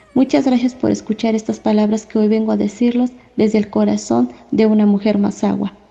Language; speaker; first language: Spanish; non-native, local second language; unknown